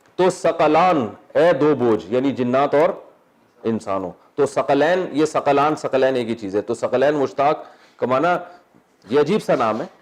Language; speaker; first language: Urdu; native; Urdu